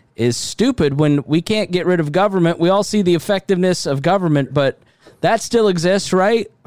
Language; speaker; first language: English; early bilingual, other home language; German